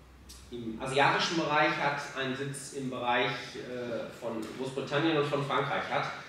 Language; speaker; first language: German; native; German